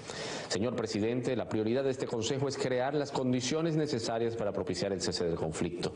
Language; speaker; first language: Spanish; native; Spanish